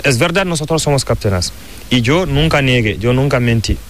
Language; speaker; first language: Spanish; non-native, learner; Fula